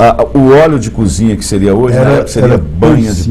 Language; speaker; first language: Portuguese; native; Portuguese